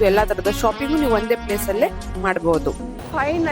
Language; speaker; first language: Kannada; native; Kannada